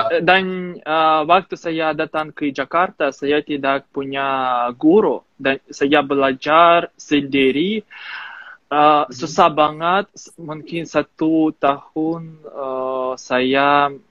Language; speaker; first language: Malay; non-native, fluent; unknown